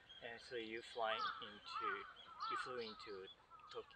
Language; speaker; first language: English; non-native, fluent; Japanese